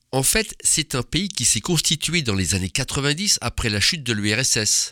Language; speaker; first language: French; native; French